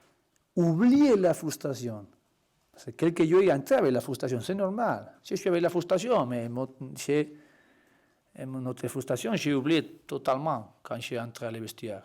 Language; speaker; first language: French; non-native, learner; Spanish